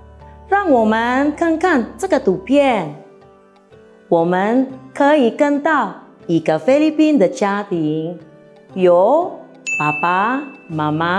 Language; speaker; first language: Chinese; non-native, fluent; Filipino